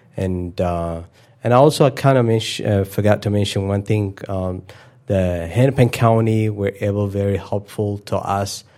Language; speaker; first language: English; non-native, fluent; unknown